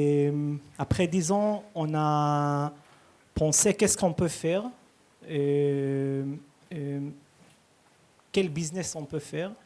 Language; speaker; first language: French; early bilingual, heritage; Hebrew